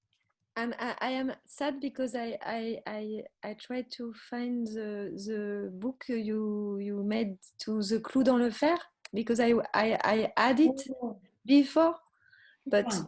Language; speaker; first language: English; non-native, learner; French